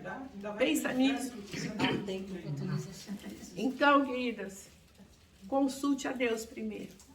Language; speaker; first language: Portuguese; native; Portuguese